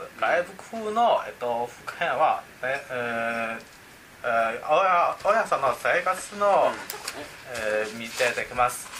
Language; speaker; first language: Japanese; non-native, learner; Chinese